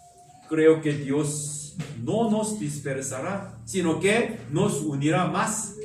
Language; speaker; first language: Spanish; non-native, learner; Korean